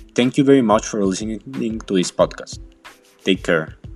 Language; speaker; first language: English; non-native, fluent; Spanish